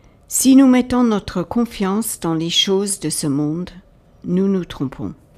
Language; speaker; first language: French; native; French